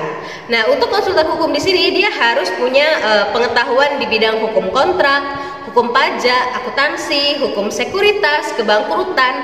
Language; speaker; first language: Indonesian; native; Indonesian